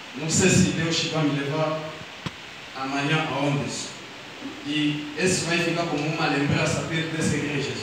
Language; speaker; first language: Portuguese; non-native, learner; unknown